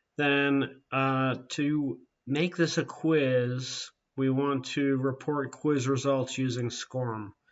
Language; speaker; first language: English; native; English